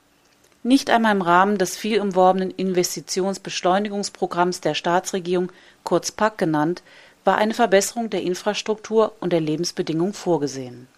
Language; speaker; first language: German; native; German